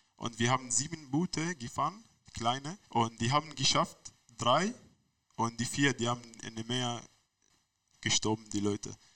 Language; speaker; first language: German; non-native, learner; Arabic